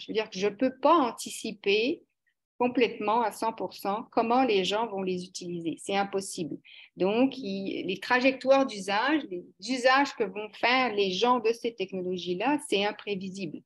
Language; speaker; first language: French; native; French